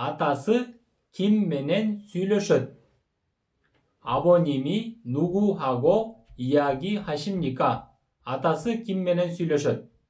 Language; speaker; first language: Korean; non-native, fluent; Kyrgyz